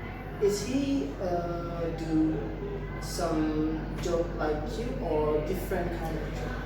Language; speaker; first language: English; non-native, learner; Indonesian